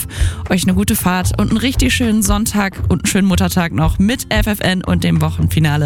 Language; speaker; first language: German; native; German